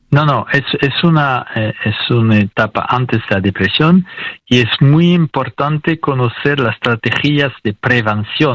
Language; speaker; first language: Spanish; non-native, fluent; French